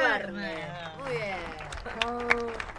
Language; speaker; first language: Spanish; native; Spanish